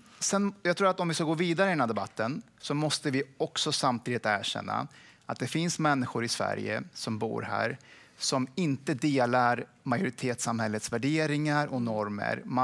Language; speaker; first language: Swedish; early bilingual, other home language; Persian